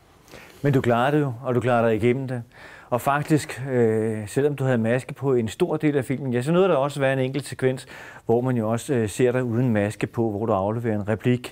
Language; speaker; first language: Danish; native; Danish